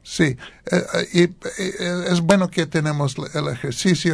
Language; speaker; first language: Spanish; non-native, learner; English